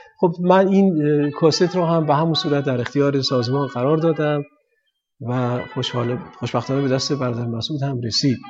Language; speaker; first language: Persian; native; Persian